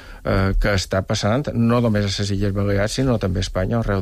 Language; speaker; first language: Catalan; native; Catalan